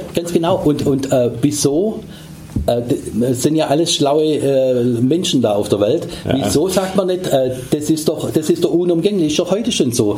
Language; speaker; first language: German; native; German